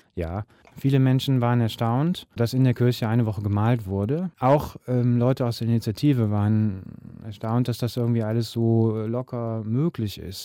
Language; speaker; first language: German; native; German